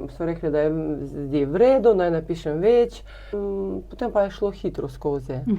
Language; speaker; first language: Slovenian; non-native, fluent; Ukrainian